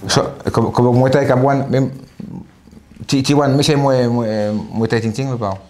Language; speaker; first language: Thai; non-native, fluent; French